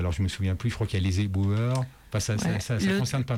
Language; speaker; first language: French; native; French